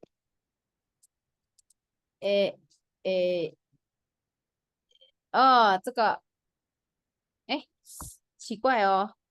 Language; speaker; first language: Chinese; non-native, fluent; Indonesian